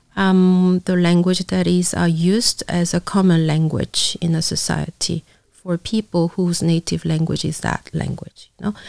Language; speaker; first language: English; non-native, fluent; Korean